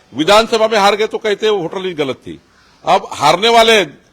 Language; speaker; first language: Hindi; non-native, local second language; Marathi